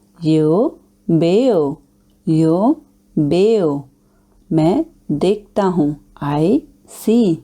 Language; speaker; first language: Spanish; non-native, fluent; Hindi